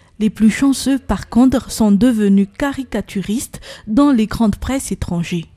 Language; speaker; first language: French; non-native, local second language; Malagasy